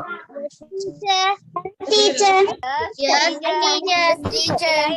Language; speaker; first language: English; non-native, learner; Sinhala